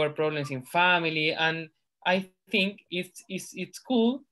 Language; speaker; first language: English; non-native, learner; Spanish